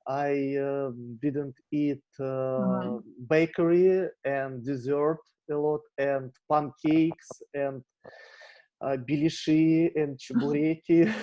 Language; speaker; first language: English; non-native, learner; Russian